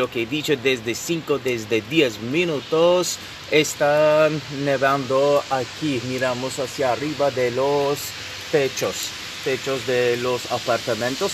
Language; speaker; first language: Spanish; non-native, fluent; Turkish